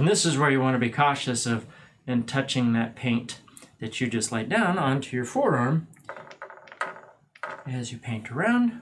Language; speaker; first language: English; native; English